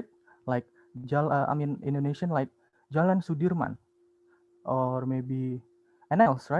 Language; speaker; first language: English; non-native, learner; Indonesian